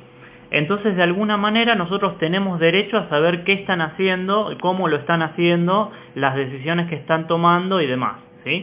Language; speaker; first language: Spanish; native; Spanish